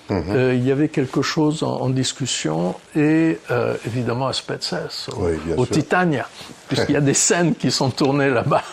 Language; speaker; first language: French; early bilingual, other home language; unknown